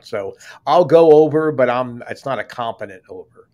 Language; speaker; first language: English; native; English